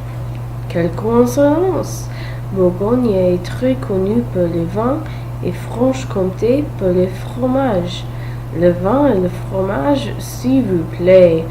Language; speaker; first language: French; non-native, learner; English